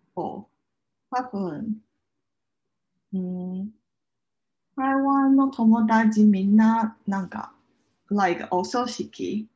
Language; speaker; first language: Japanese; non-native, learner; Chinese